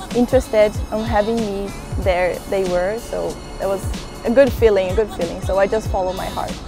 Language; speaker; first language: English; non-native, fluent; Portuguese